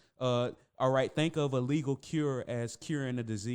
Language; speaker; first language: English; native; English